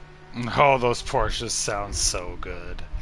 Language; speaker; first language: English; native; English